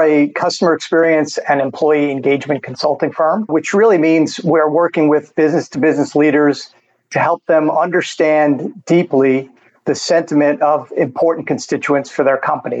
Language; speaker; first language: English; native; English